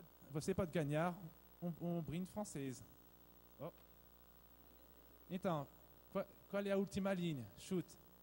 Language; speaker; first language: Portuguese; non-native, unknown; French